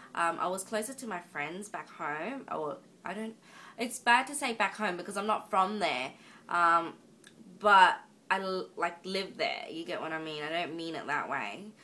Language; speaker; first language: English; native; English